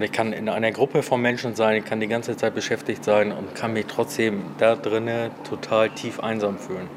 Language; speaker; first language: German; native; German